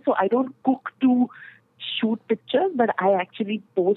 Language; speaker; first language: English; non-native, local second language; Hindi